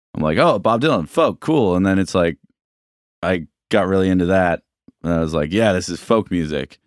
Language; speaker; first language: English; native; English